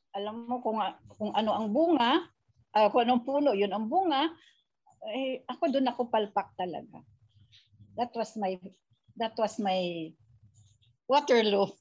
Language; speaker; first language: Filipino; non-native, local second language; Cebuano